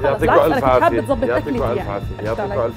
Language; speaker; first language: Arabic; native; Arabic